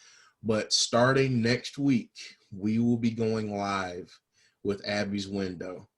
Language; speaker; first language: English; native; English